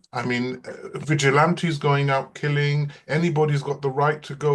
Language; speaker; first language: English; native; English